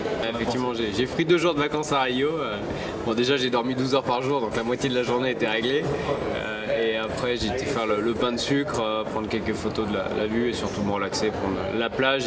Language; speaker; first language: French; native; French